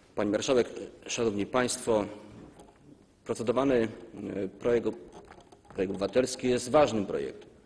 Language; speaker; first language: Polish; native; Polish